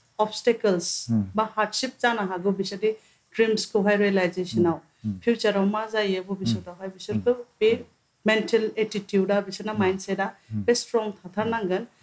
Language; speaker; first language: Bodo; non-native, local second language; Santali